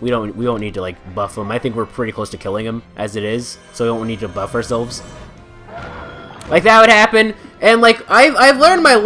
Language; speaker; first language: English; native; English